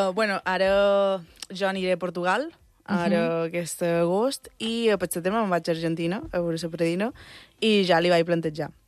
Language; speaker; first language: Catalan; early bilingual, other home language; Spanish